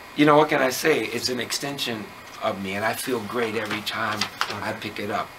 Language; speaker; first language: English; native; English